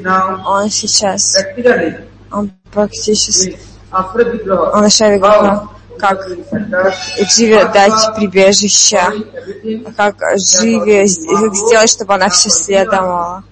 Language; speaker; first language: Russian; non-native, fluent; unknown